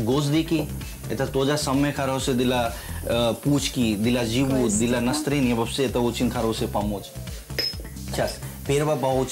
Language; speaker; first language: Russian; non-native, learner; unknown